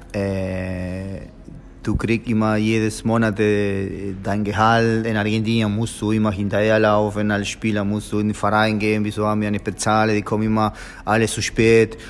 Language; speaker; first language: German; non-native, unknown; Spanish